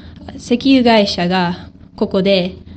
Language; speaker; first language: Japanese; non-native, learner; English